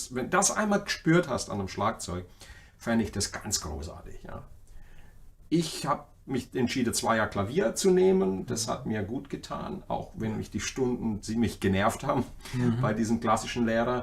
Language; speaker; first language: German; native; German